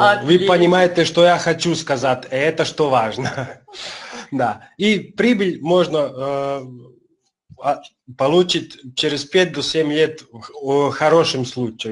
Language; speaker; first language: Russian; non-native, learner; Serbian